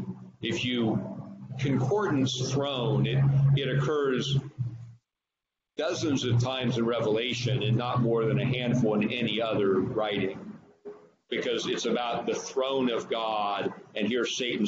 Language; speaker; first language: English; native; English